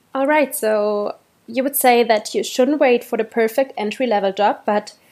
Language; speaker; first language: English; non-native, fluent; German